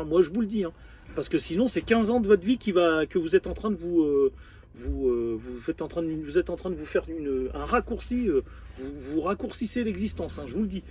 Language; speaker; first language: French; native; French